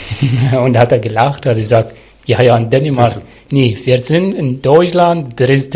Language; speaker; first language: German; non-native, learner; Arabic